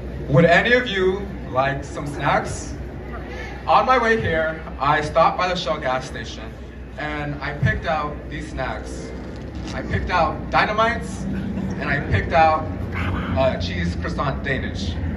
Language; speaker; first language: English; early bilingual, other home language; Spanish